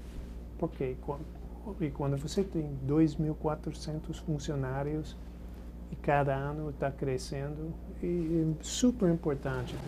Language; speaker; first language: Portuguese; non-native, fluent; English